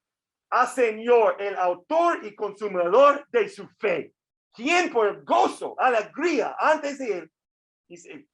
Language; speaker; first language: Spanish; non-native, fluent; English